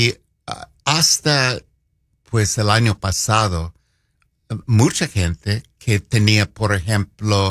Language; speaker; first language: Spanish; non-native, fluent; English